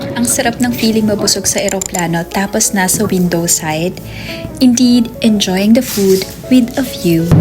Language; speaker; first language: Filipino; native; Filipino